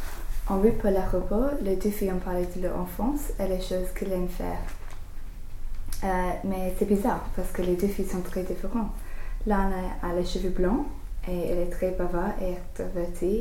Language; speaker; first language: French; non-native, learner; English